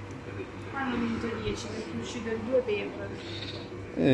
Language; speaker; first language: Italian; native; Italian